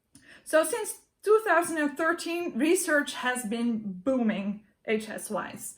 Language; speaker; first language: English; non-native, fluent; Dutch